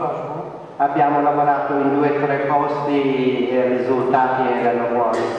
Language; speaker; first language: Italian; non-native, fluent; Central Kurdish